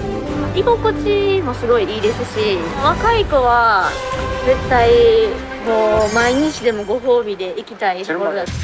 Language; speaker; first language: Japanese; native; Japanese